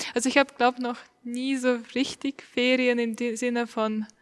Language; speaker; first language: German; non-native, fluent; Estonian